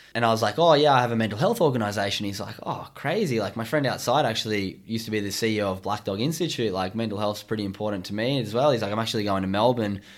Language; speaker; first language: English; native; English